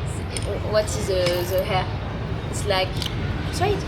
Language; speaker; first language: English; non-native, fluent; French